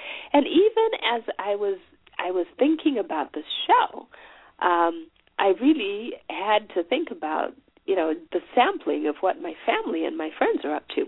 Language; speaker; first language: English; non-native, local second language; Shona